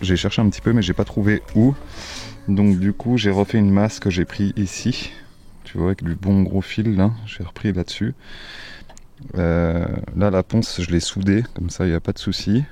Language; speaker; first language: French; native; French